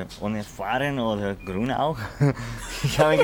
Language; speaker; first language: German; non-native, learner; Spanish